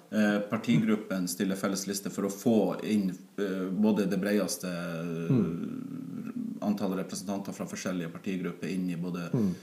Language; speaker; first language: Norwegian; native; Norwegian